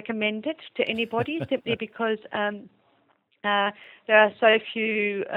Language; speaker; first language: English; native; English